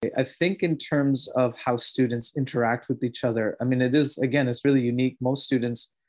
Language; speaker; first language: English; native; English